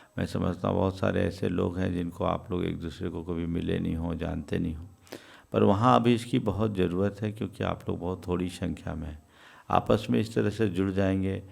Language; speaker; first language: Hindi; native; Hindi